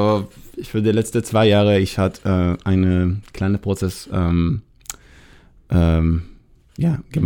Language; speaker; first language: German; non-native, fluent; Hebrew